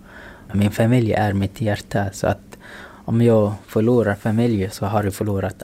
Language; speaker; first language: Swedish; non-native, fluent; Arabic